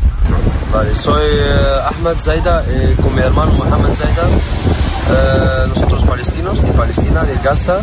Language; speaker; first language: Spanish; non-native, learner; Arabic